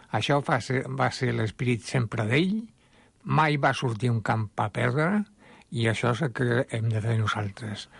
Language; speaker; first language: Catalan; early bilingual, other home language; Spanish